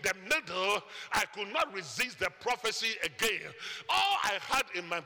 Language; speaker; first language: English; non-native, local second language; Akan